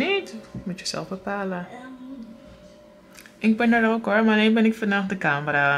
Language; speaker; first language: Dutch; native; Dutch